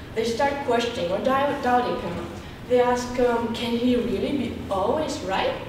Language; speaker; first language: English; non-native, fluent; German